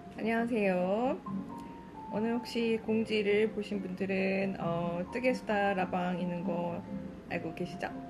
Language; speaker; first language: Korean; early bilingual, heritage; Korean